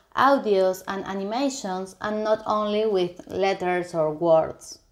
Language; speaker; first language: English; non-native, fluent; Spanish